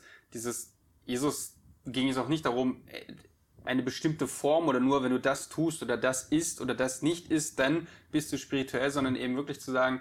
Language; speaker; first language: German; native; German